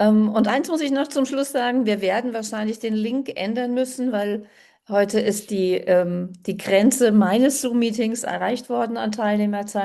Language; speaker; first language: German; native; German